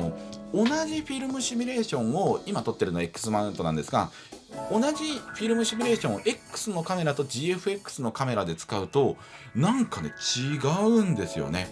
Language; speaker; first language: Japanese; native; Japanese